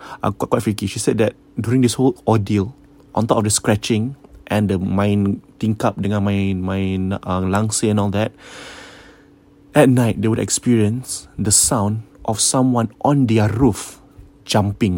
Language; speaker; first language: English; native; English